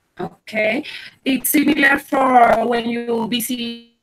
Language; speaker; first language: English; non-native, learner; Spanish